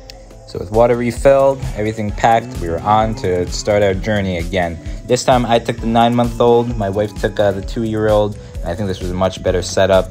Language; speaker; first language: English; native; English